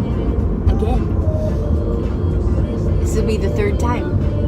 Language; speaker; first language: English; native; English